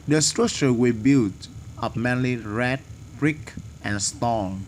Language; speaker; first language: English; non-native, fluent; Vietnamese